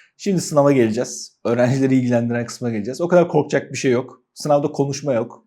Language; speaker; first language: Turkish; native; Turkish